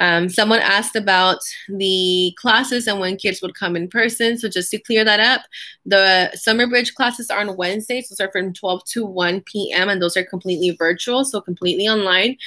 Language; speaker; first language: English; early bilingual, other home language; Spanish